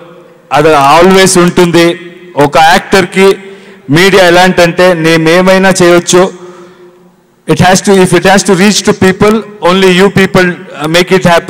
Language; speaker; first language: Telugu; non-native, learner; Kannada